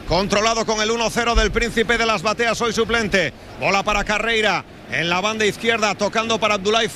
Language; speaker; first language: Spanish; native; Spanish